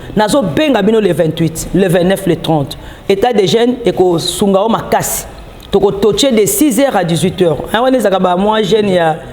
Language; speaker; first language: Lingala; native; Lingala